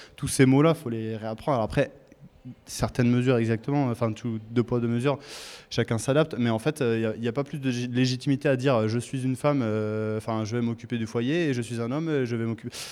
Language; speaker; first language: French; native; French